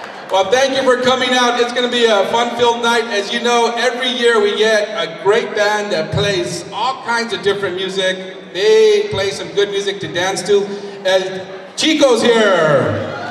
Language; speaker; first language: English; early bilingual, other home language; Spanish